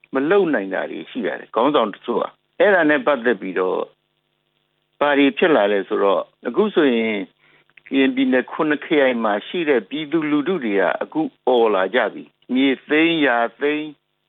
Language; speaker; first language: Burmese; non-native, local second language; S'gaw Karen